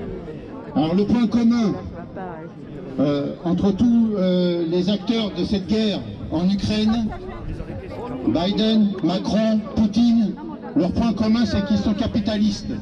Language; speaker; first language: French; native; French